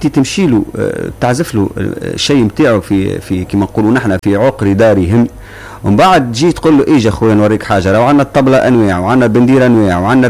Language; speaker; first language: Arabic; native; Arabic